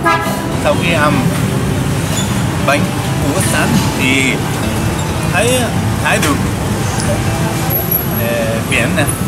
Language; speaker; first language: Vietnamese; non-native, learner; Japanese